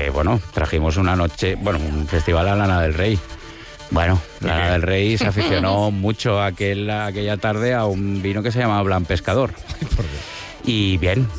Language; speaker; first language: Spanish; native; Spanish